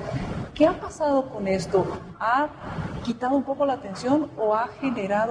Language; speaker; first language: Spanish; native; Spanish